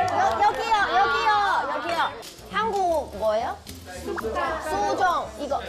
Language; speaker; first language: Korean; non-native, learner; Chinese